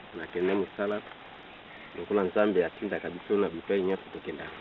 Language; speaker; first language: Lingala; native; Lingala